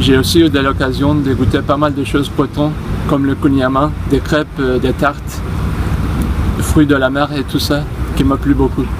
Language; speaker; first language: French; non-native, fluent; Turkish